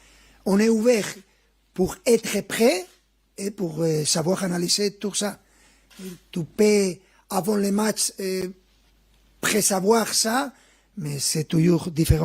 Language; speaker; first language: French; non-native, fluent; Spanish